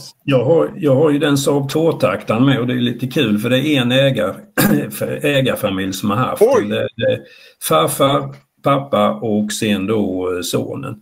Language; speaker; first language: Swedish; native; Swedish